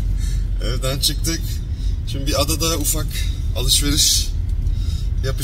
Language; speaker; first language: Turkish; native; Turkish